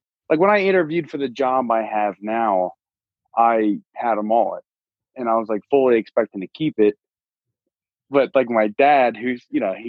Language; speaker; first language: English; native; English